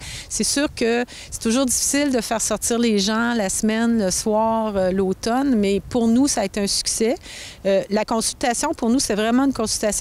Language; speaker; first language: French; native; French